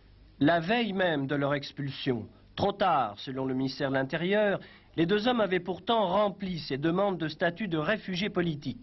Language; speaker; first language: French; native; French